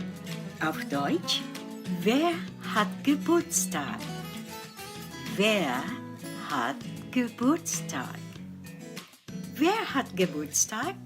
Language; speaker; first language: German; non-native, fluent; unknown